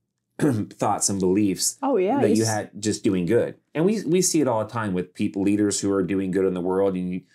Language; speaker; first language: English; native; English